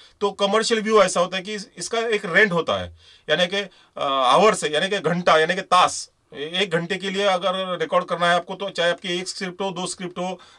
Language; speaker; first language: Hindi; non-native, local second language; Marathi